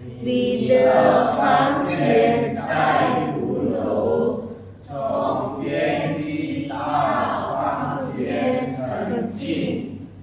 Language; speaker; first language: Chinese; non-native, learner; Indonesian